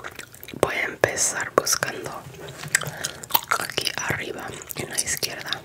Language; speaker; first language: Spanish; non-native, fluent; English